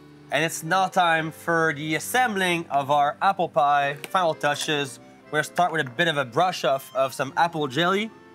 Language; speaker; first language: English; non-native, fluent; French